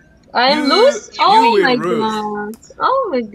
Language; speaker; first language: English; non-native, learner; Russian